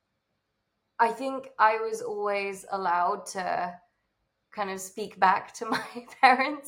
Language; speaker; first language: English; native; English